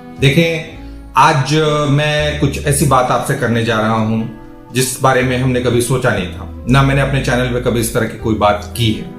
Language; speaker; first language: Hindi; native; Hindi